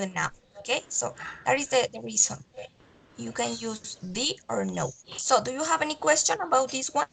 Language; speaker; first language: English; non-native, fluent; Spanish